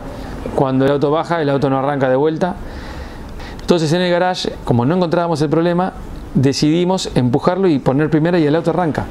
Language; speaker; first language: Spanish; native; Spanish